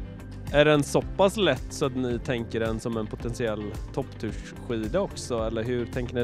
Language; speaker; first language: Swedish; native; Swedish